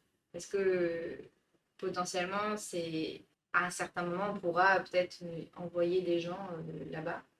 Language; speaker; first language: French; native; French